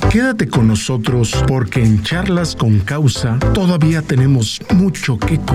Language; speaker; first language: Spanish; native; Spanish